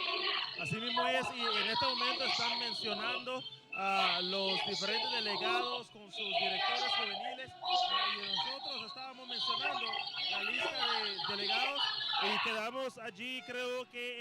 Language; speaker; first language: Spanish; native; Spanish